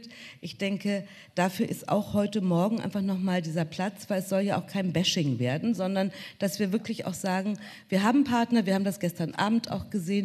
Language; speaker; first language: German; native; German